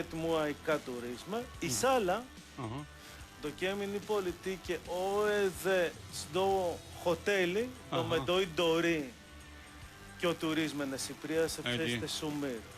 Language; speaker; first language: Albanian; non-native, learner; Greek